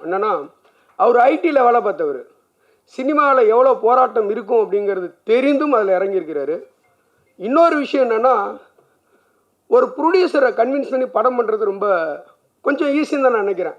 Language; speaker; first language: Tamil; native; Tamil